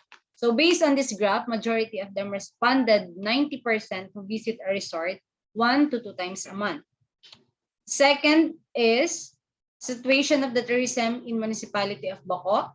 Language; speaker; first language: English; non-native, local second language; Filipino